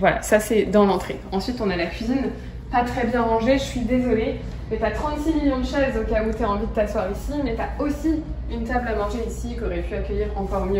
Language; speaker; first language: French; native; French